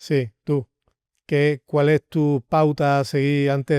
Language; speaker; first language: Spanish; native; Spanish